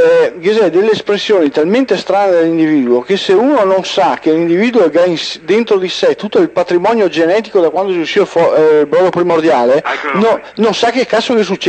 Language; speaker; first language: Italian; native; Italian